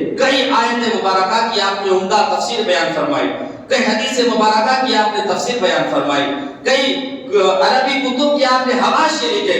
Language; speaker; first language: Urdu; native; Urdu